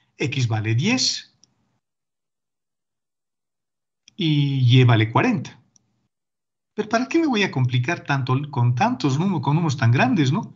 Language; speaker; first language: Spanish; native; Spanish